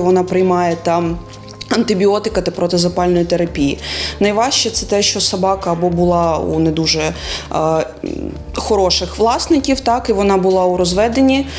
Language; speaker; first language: Ukrainian; native; Ukrainian